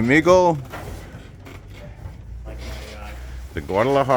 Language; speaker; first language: Spanish; non-native, learner; English